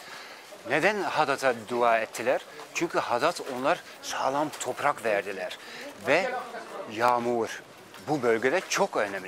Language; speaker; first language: Turkish; non-native, fluent; Dutch